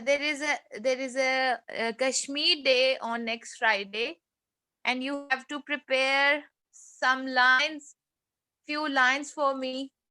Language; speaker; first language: English; non-native, fluent; Urdu